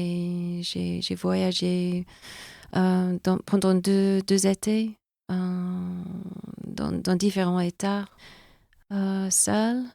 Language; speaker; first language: French; non-native, fluent; English